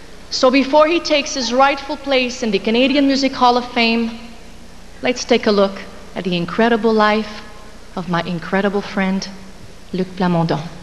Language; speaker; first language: English; non-native, fluent; French